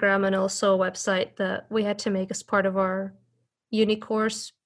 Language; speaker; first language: English; native; English